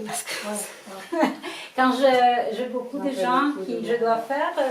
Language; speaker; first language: French; non-native, learner; Italian